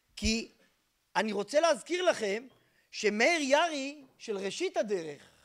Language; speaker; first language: Hebrew; native; Hebrew